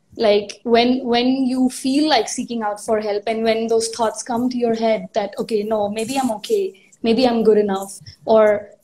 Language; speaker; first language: English; non-native, local second language; Hindi